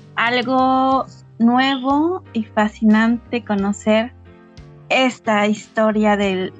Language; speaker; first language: Spanish; non-native, local second language; Nahuatl languages